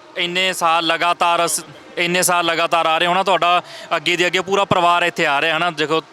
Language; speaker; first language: Punjabi; native; Punjabi